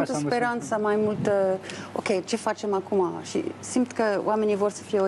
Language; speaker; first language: Romanian; non-native, fluent; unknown